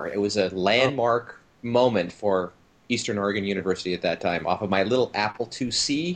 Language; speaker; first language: English; native; English